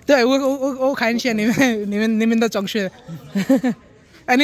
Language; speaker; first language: Chinese; non-native, learner; Bangla